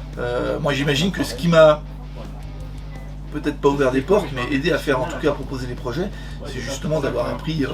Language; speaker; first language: French; native; French